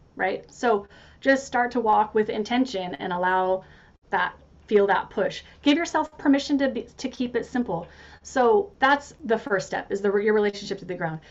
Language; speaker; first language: English; native; English